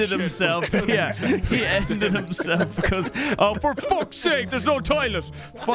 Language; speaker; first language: English; native; English